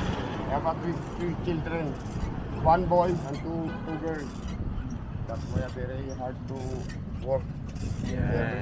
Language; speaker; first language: English; non-native, local second language; Filipino